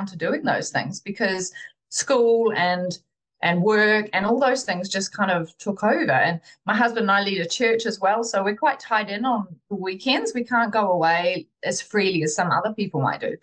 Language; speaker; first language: English; native; English